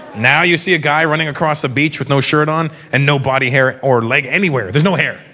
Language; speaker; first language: English; native; English